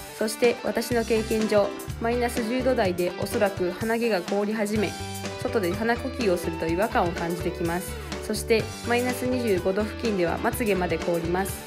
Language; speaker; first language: Japanese; native; Japanese